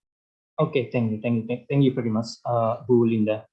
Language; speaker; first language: English; non-native, learner; Indonesian